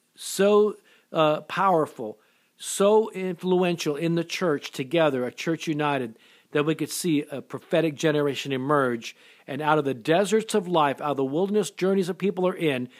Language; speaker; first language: English; native; English